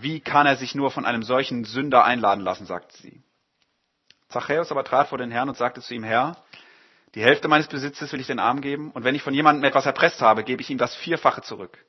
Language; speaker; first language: German; native; German